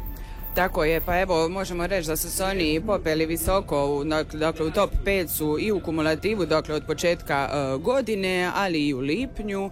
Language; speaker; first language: Serbian; native; Serbian